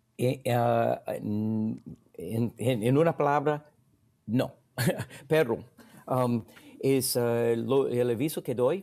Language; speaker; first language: Spanish; non-native, learner; English